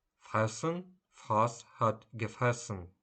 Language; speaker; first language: German; non-native, fluent; Ukrainian